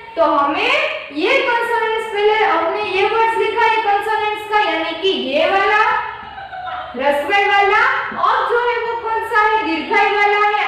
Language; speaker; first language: Hindi; non-native, local second language; Gujarati